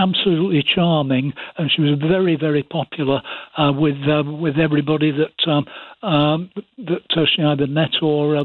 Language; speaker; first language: English; native; English